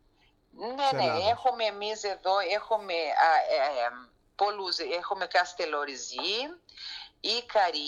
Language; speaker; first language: Greek; early bilingual, heritage; Greek